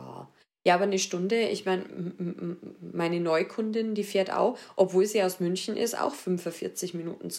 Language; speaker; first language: German; native; German